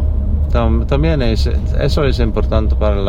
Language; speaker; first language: Spanish; non-native, learner; English